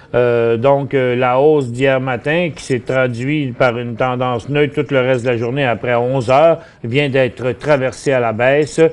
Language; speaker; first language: French; native; French